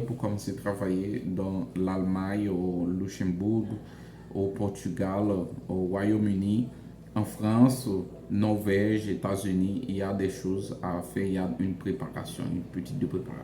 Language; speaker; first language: French; non-native, local second language; Haitian Creole